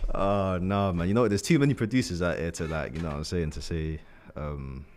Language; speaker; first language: English; native; English